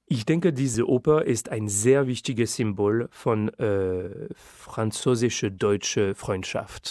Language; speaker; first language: German; non-native, fluent; French